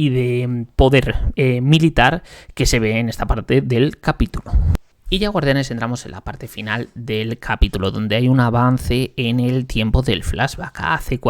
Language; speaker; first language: Spanish; native; Spanish